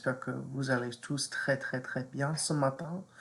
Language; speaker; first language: French; non-native, fluent; English